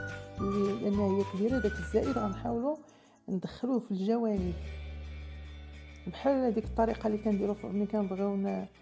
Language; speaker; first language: Arabic; native; Arabic